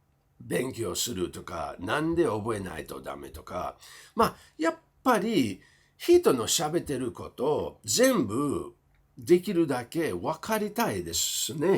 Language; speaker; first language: Japanese; non-native, fluent; English